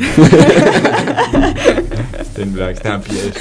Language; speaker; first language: French; native; French